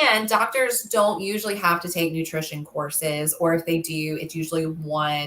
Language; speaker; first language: English; native; English